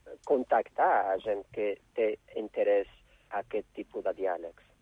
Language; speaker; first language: Catalan; non-native, fluent; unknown